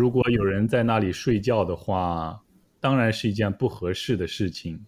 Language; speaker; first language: Chinese; native; Chinese